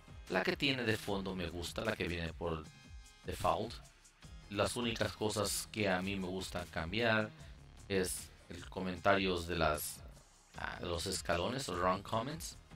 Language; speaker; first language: Spanish; native; Spanish